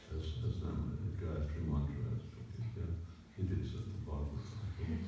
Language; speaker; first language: Hungarian; early bilingual, heritage; Hungarian